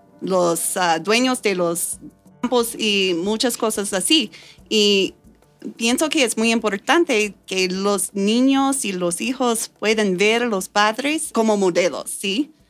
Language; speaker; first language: Spanish; non-native, fluent; English